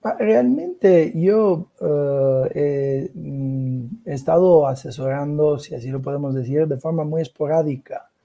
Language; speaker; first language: Spanish; non-native, fluent; Italian